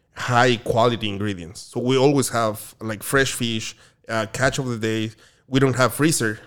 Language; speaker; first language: English; non-native, fluent; Spanish